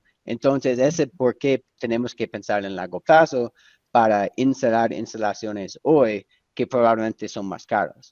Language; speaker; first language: Spanish; non-native, fluent; English